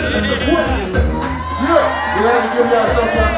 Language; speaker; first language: English; native; English